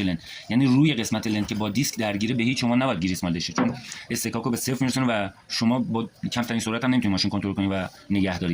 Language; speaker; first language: Persian; native; Persian